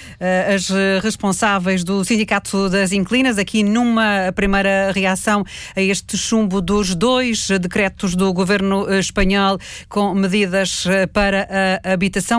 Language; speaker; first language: Portuguese; native; Portuguese